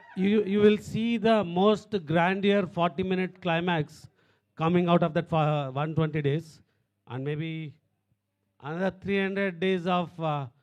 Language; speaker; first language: English; non-native, local second language; Telugu